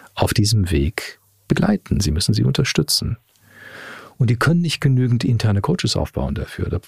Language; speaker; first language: German; early bilingual, heritage; English